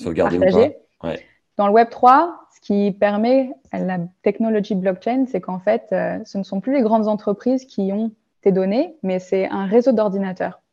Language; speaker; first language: French; native; French